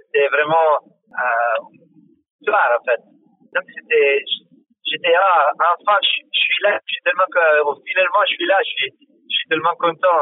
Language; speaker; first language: French; non-native, fluent; Italian